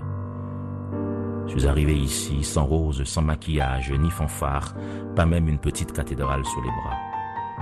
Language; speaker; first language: French; non-native, local second language; Haitian Creole